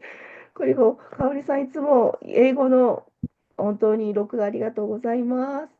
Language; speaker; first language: Japanese; non-native, fluent; Korean